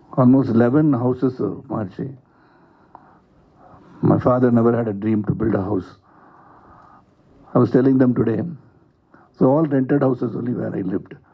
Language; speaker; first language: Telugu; non-native, learner; Tamil